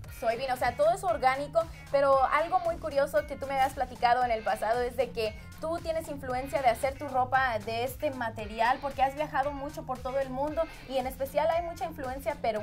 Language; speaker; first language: Spanish; native; Spanish